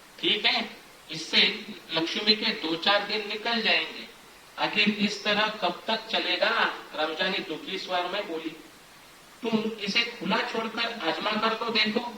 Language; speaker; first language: Hindi; non-native, local second language; Marathi